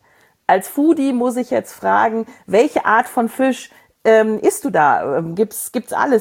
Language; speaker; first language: German; native; German